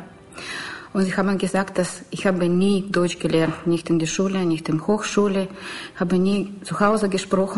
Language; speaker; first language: German; non-native, learner; Russian